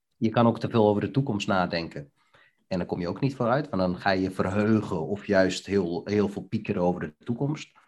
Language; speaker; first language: Dutch; early bilingual, other home language; Bosnian